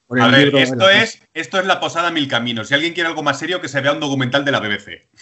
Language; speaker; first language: Spanish; native; Spanish